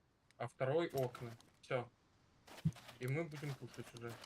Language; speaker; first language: Russian; native; Russian